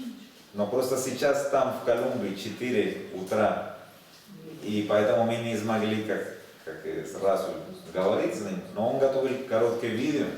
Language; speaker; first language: Russian; non-native, learner; Spanish